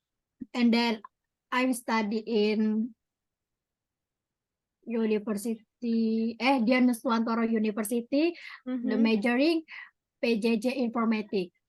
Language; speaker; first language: English; non-native, learner; Indonesian